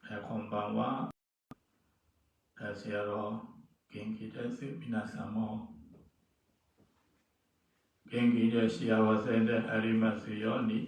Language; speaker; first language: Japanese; non-native, fluent; Burmese